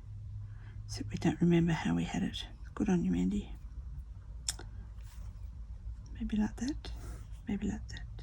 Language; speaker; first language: English; native; English